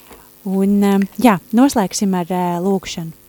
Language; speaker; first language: Latvian; native; Latvian